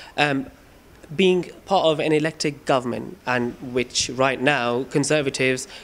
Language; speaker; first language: English; non-native, local second language; Urdu